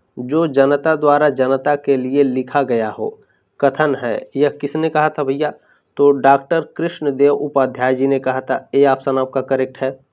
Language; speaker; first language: Hindi; native; Hindi